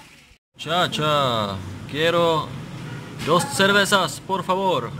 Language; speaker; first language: Spanish; non-native, learner; Czech